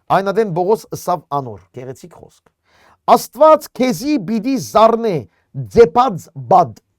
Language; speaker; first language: Armenian; native; Armenian